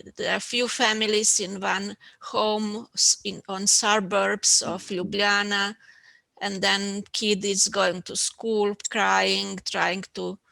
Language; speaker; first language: English; non-native, fluent; Slovenian